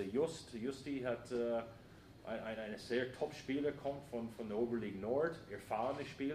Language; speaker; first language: German; non-native, fluent; English